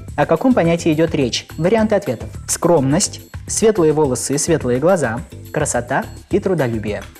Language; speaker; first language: Russian; non-native, local second language; Chuvash